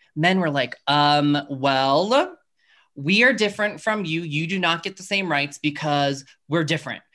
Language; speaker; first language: English; native; English